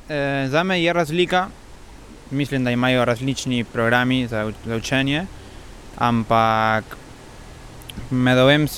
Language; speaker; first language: Slovenian; early bilingual, heritage; Spanish